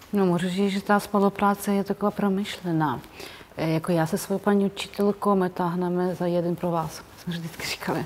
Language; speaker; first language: Czech; non-native, fluent; Ukrainian